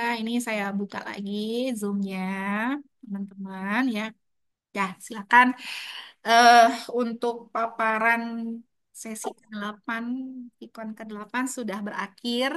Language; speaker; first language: Indonesian; native; Indonesian